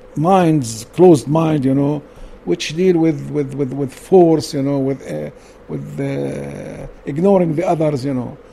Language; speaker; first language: English; non-native, learner; Arabic